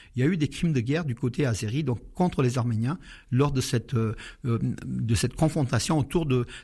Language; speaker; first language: French; non-native, fluent; Armenian